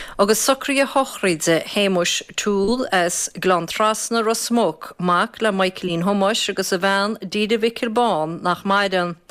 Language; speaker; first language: Irish; native; Irish